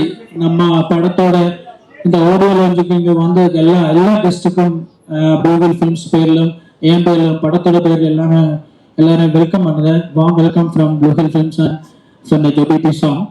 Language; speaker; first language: Tamil; non-native, learner; Malayalam